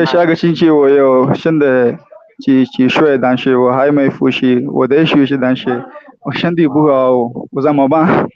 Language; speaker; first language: Chinese; non-native, learner; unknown